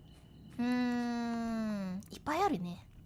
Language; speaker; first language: Japanese; non-native, learner; English